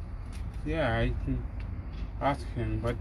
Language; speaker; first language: English; non-native, learner; Romanian